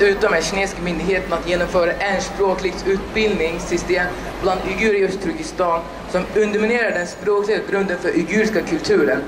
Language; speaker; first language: Swedish; non-native, learner; Uyghur